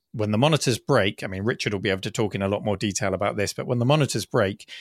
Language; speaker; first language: English; native; English